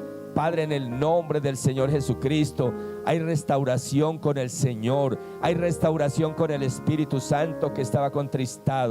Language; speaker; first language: Spanish; native; Spanish